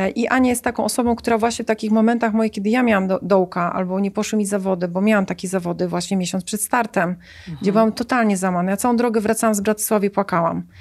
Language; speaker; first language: Polish; native; Polish